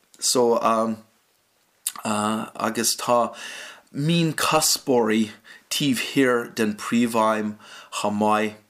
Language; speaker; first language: Irish; non-native, fluent; English